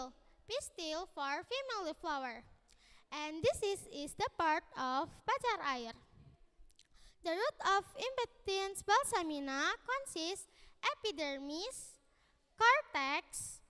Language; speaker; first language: English; non-native, learner; Indonesian